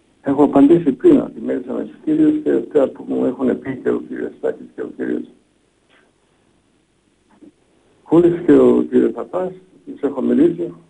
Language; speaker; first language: Greek; non-native, fluent; Bosnian